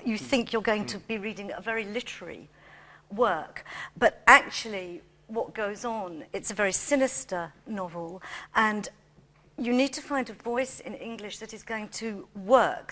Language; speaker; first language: English; native; English